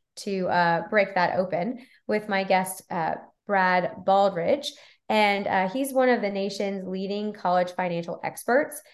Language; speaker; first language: English; native; English